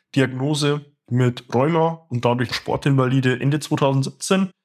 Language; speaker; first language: German; native; German